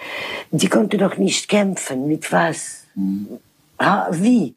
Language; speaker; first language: German; non-native, fluent; French